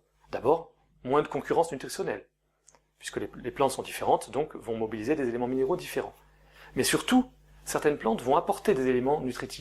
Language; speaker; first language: French; native; French